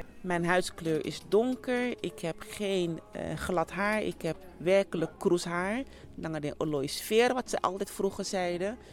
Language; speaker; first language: Dutch; early bilingual, other home language; Sranan Tongo